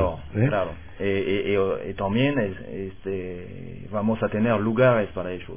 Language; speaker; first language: Spanish; non-native, fluent; French